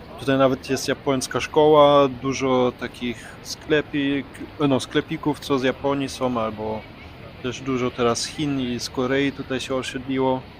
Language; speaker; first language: Polish; early bilingual, heritage; Polish